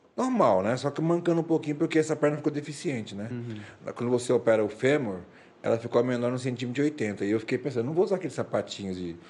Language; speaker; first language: Portuguese; native; Portuguese